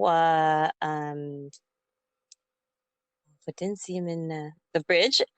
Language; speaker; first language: Danish; non-native, learner; English